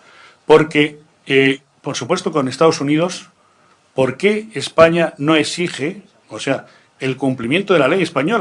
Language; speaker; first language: Spanish; native; Spanish